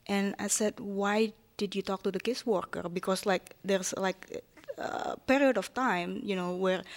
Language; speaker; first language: English; non-native, fluent; Japanese